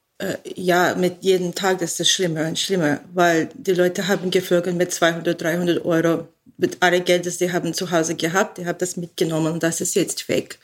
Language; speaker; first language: German; non-native, learner; English